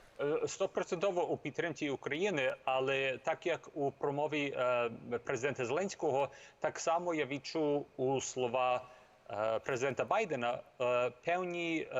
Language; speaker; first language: Ukrainian; early bilingual, heritage; Ukrainian